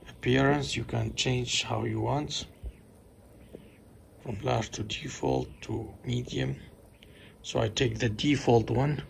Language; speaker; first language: English; non-native, fluent; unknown